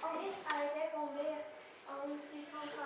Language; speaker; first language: French; non-native, learner; Ukrainian